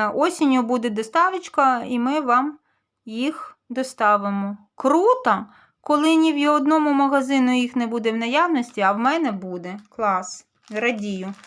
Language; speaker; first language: Ukrainian; native; Ukrainian